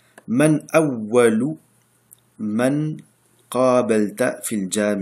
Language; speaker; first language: Arabic; non-native, fluent; French